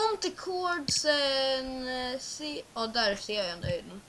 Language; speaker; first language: Swedish; native; Swedish